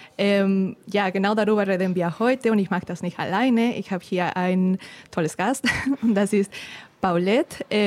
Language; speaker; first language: German; non-native, fluent; Spanish